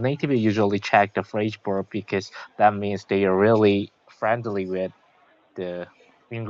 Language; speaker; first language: English; non-native, learner; Korean